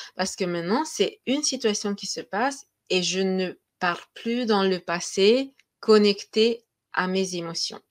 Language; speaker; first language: French; non-native, fluent; Romanian